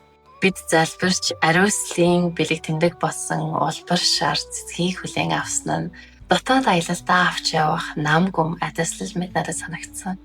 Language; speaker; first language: Mongolian; native; Mongolian